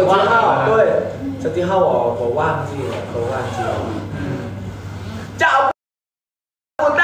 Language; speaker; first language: Chinese; non-native, learner; Thai